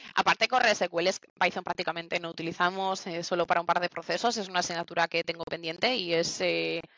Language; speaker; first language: Spanish; native; Spanish